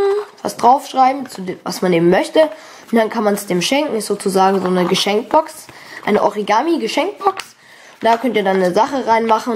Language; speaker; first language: German; native; German